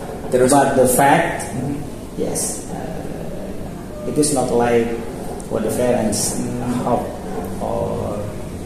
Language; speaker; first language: English; non-native, local second language; Indonesian